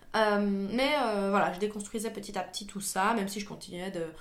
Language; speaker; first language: French; native; French